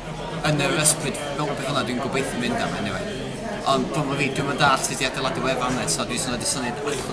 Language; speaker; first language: Welsh; native; Welsh